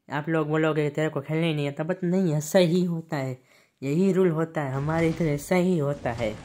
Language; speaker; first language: Hindi; non-native, local second language; Gujarati